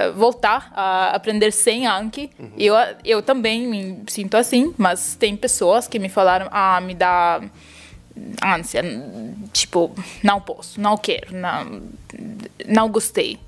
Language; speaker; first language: Portuguese; non-native, fluent; Russian